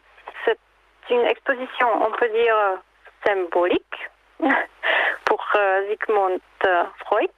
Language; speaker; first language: French; non-native, fluent; Czech